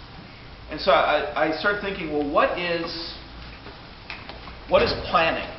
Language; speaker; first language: English; native; English